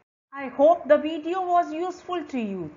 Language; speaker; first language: English; non-native, local second language; Hindi